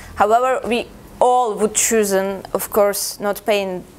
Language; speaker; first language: English; non-native, fluent; Russian